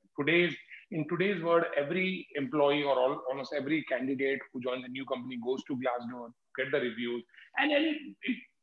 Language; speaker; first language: English; non-native, local second language; Hindi